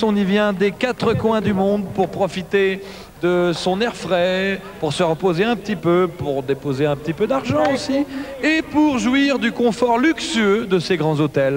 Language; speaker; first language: French; native; French